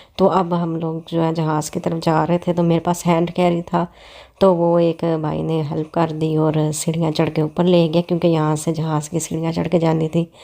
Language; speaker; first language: Urdu; non-native, local second language; Punjabi